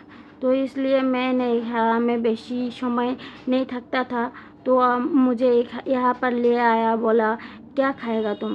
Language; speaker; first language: Hindi; non-native, learner; Bangla